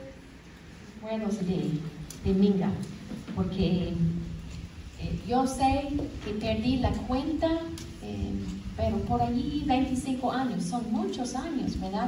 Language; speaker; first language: Spanish; non-native, fluent; English